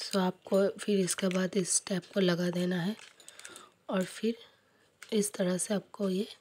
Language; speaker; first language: Hindi; non-native, local second language; Bangla